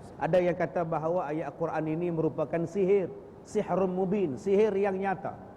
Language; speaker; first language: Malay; native; Malay